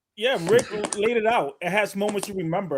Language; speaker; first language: English; native; English